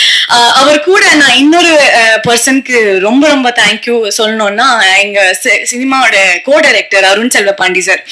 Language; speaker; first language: Tamil; non-native, learner; Kannada